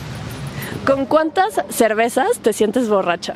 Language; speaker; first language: Spanish; native; Spanish